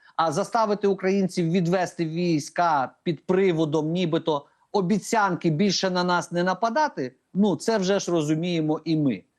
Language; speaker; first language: Ukrainian; native; Ukrainian